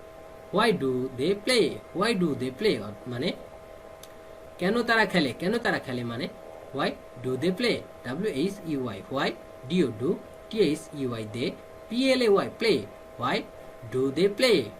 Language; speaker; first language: English; non-native, fluent; Bangla